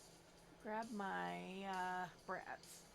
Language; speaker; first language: English; native; English